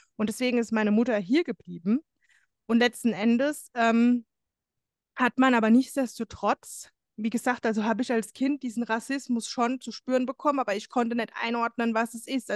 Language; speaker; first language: German; native; German